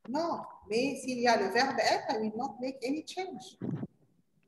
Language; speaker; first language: French; non-native, learner; Arabic